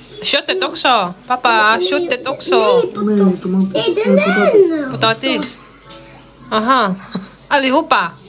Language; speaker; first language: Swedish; non-native, learner; Filipino